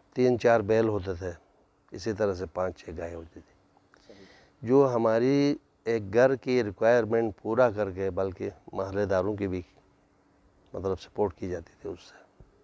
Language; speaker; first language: Urdu; non-native, local second language; Shina